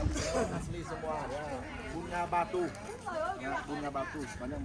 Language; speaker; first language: Indonesian; non-native, learner; Vietnamese